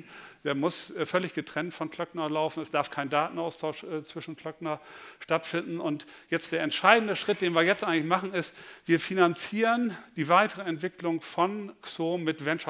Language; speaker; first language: German; native; German